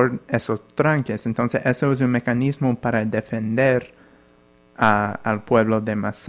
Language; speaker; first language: Spanish; non-native, fluent; English